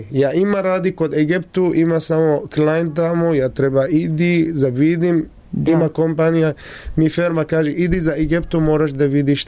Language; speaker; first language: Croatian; non-native, learner; Arabic